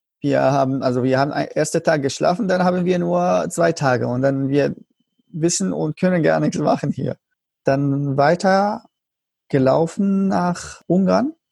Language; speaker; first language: German; non-native, learner; Arabic